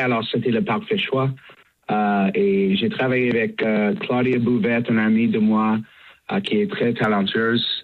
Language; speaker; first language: French; non-native, learner; English